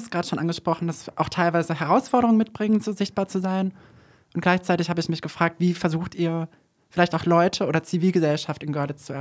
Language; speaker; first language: German; native; German